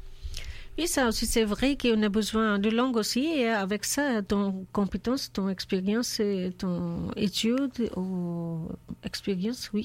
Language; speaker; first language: French; non-native, learner; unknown